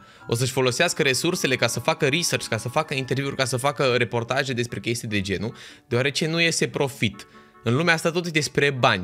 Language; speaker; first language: Romanian; native; Romanian